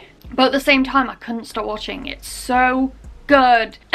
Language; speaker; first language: English; native; English